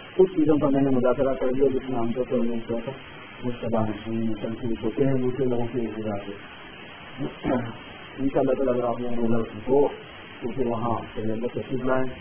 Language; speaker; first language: Urdu; native; Urdu